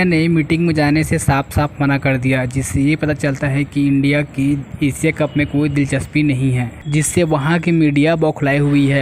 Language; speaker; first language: Hindi; native; Hindi